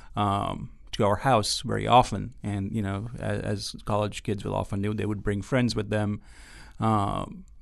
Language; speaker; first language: English; non-native, local second language; Gujarati